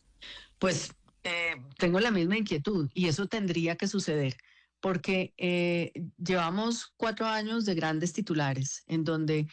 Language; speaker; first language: Spanish; native; Spanish